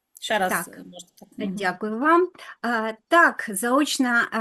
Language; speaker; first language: Ukrainian; non-native, local second language; Russian